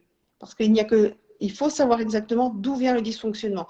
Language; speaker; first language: French; native; French